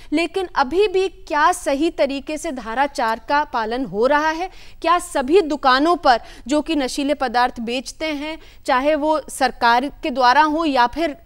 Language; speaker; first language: Hindi; native; Hindi